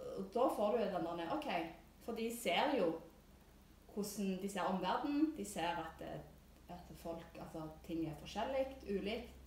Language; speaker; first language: Norwegian; early bilingual, other home language; Somali